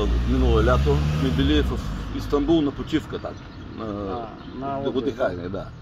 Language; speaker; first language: Russian; non-native, learner; Bulgarian